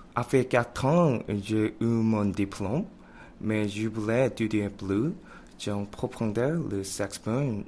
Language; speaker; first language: French; non-native, learner; Korean